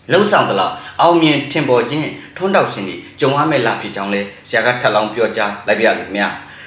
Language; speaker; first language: Burmese; native; Burmese